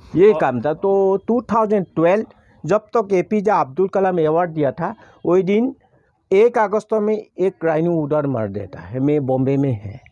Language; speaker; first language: Hindi; non-native, local second language; Assamese